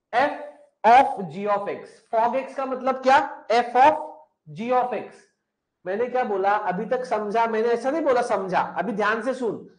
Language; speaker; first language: Hindi; non-native, local second language; Marathi